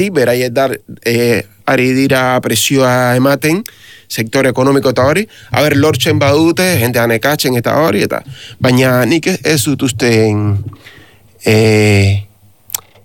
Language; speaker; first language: Basque; non-native, learner; Spanish